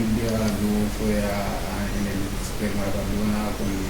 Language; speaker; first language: Spanish; non-native, learner; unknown